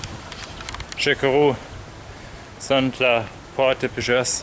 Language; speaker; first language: French; non-native, learner; German